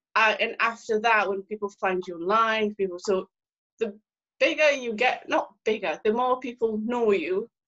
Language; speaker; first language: English; non-native, local second language; Swahili